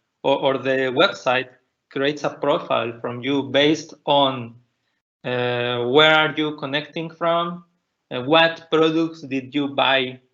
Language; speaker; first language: English; non-native, fluent; Spanish